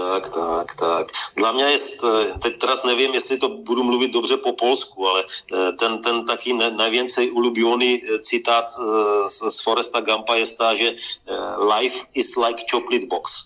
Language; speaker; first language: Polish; non-native, learner; Czech